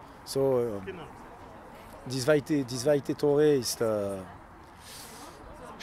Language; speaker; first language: German; non-native, learner; French